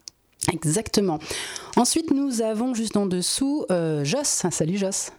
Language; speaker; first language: French; native; French